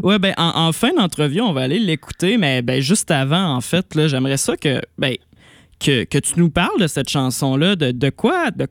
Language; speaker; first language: French; native; French